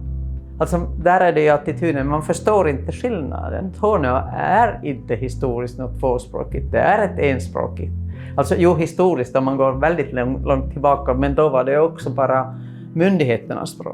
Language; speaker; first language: Swedish; non-native, local second language; Finnish